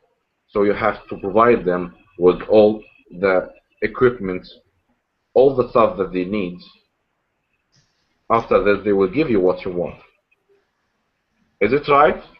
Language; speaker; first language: English; non-native, learner; Arabic